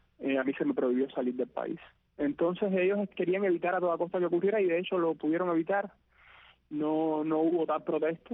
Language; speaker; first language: Spanish; native; Spanish